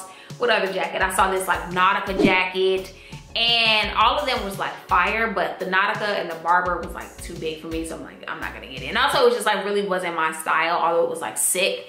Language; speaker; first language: English; native; English